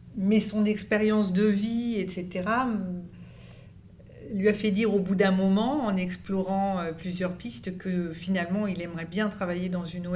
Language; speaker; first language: French; native; French